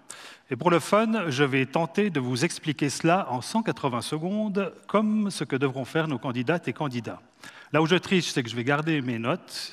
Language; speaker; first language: French; native; French